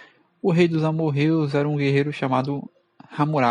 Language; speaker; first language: Portuguese; native; Portuguese